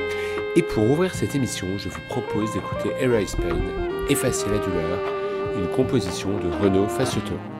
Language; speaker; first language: French; native; French